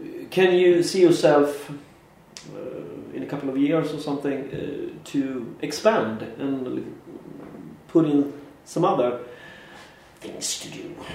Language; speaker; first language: English; non-native, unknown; Swedish